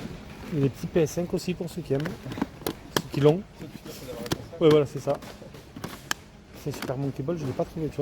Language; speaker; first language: French; native; French